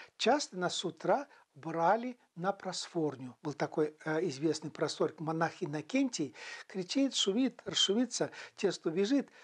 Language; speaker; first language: Russian; non-native, local second language; Chuvash